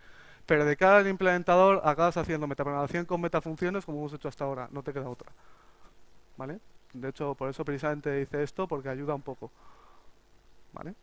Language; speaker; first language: Spanish; native; Spanish